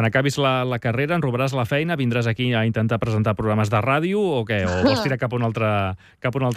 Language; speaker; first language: Catalan; native; Catalan